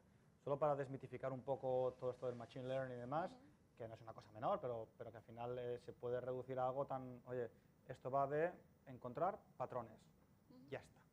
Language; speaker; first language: Spanish; native; Spanish